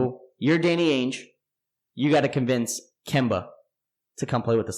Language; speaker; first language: English; native; English